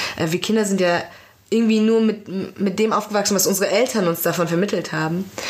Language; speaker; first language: German; early bilingual, other home language; Persian